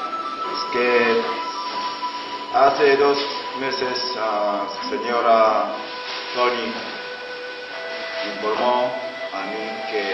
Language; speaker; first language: Spanish; non-native, learner; Japanese